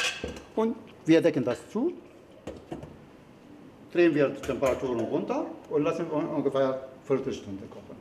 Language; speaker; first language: German; non-native, fluent; Arabic